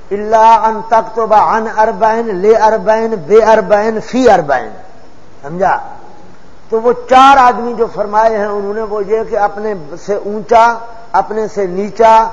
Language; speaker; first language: Urdu; non-native, local second language; Saraiki